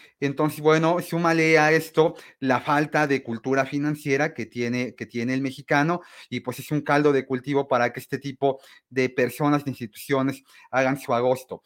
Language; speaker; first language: Spanish; native; Spanish